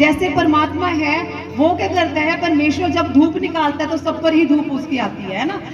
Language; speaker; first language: Hindi; non-native, local second language; Punjabi